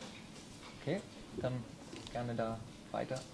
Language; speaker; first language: German; native; German